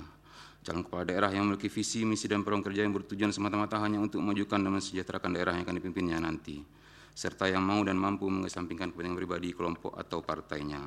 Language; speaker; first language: Indonesian; native; Indonesian